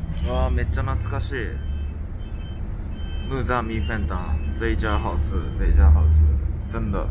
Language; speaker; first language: Japanese; non-native, fluent; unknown